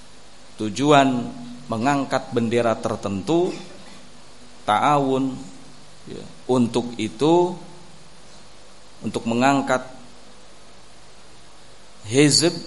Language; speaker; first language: Indonesian; native; Indonesian